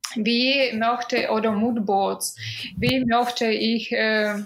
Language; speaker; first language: German; non-native, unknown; Russian